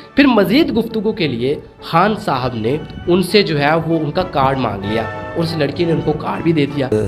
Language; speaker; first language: Urdu; non-native, local second language; Sindhi